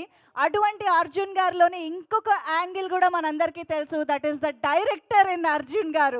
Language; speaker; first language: Telugu; native; Telugu